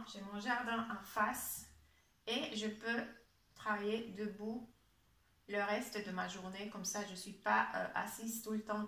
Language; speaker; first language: French; non-native, fluent; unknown